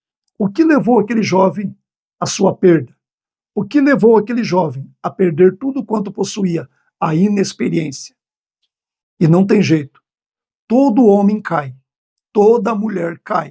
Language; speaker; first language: Portuguese; native; Portuguese